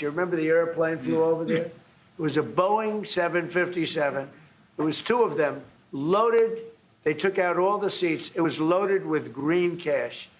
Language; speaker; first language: English; native; English